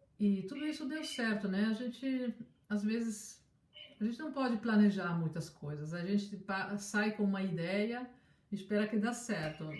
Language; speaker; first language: Portuguese; non-native, fluent; Italian